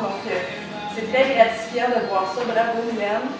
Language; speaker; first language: French; native; French